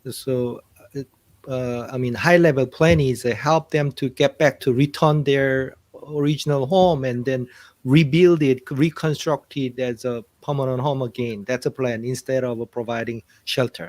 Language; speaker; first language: English; non-native, fluent; Korean